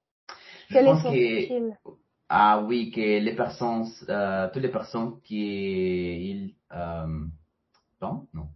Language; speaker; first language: French; non-native, fluent; Spanish